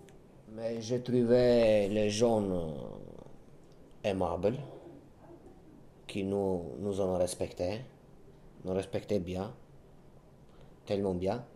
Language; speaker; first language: French; non-native, learner; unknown